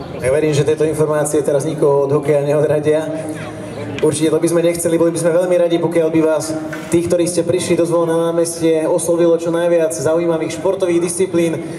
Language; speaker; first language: Slovak; native; Slovak